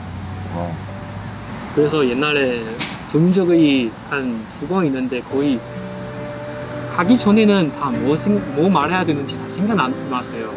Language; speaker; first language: Korean; non-native, fluent; Chinese